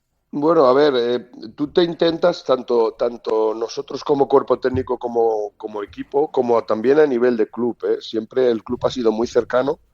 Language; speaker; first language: Spanish; native; Spanish